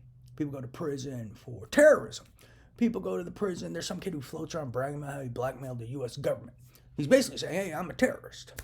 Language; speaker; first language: English; native; English